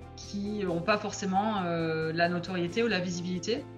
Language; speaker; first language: French; native; French